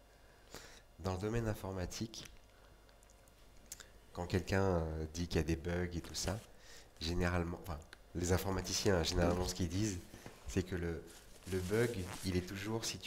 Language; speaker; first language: French; native; French